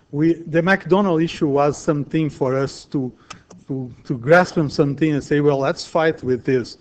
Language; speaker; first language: English; non-native, fluent; Portuguese